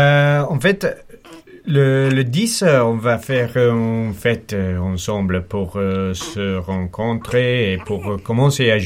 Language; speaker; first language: French; non-native, fluent; English